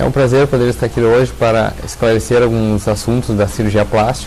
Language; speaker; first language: Portuguese; native; Portuguese